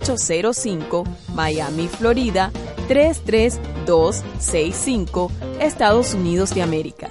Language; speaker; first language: Spanish; native; Spanish